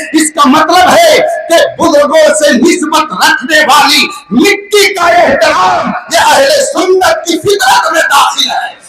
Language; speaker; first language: Urdu; native; Urdu